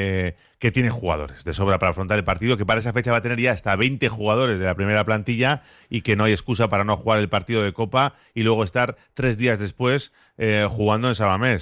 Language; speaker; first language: Spanish; native; Spanish